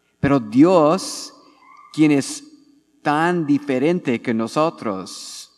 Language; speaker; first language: Spanish; non-native, fluent; English